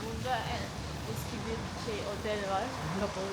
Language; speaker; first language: Turkish; non-native, learner; Russian